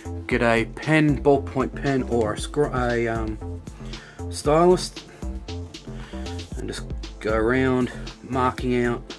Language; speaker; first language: English; native; English